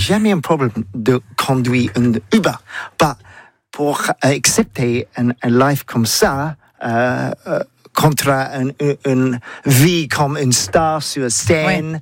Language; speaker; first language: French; non-native, learner; English